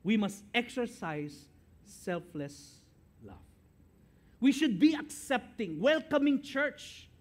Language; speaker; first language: English; non-native, local second language; Filipino